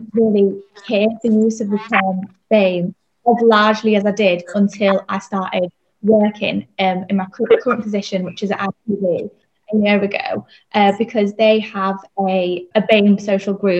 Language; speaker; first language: English; native; English